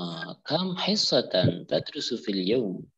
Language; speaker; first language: Arabic; non-native, fluent; Indonesian